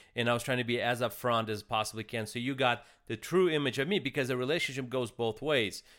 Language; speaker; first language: English; early bilingual, other home language; Russian